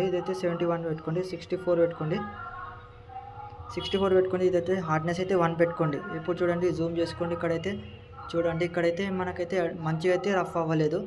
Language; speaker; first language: Telugu; native; Telugu